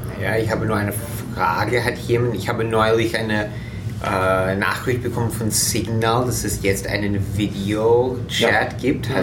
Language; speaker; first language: German; non-native, fluent; English